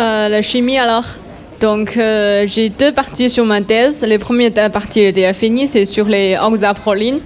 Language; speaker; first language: French; non-native, learner; Chinese